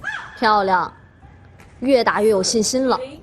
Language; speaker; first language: Chinese; native; Chinese